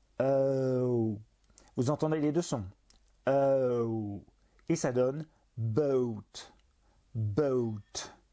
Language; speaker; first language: French; native; French